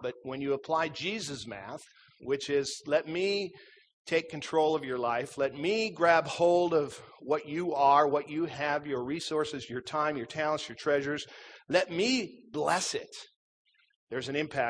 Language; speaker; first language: English; native; English